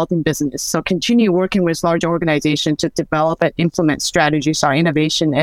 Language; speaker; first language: English; non-native, fluent; Chinese